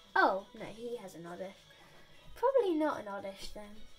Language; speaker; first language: English; native; English